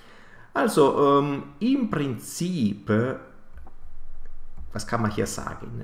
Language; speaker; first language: German; non-native, fluent; Italian